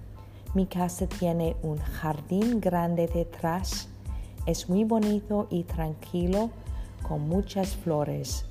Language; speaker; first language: Spanish; non-native, learner; English